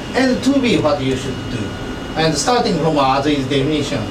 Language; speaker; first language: English; non-native, fluent; Japanese